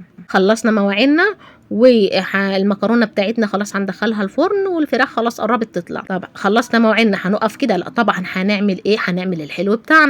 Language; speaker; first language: Arabic; native; Arabic